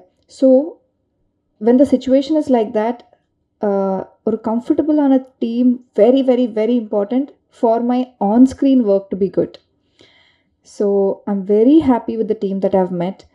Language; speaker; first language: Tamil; non-native, learner; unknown